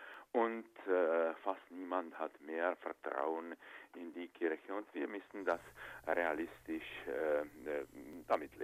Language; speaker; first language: German; non-native, fluent; Czech